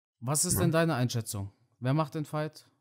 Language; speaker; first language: German; native; German